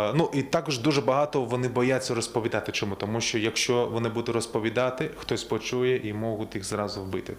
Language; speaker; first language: Ukrainian; native; Ukrainian